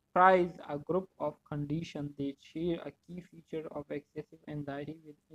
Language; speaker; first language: English; non-native, local second language; Urdu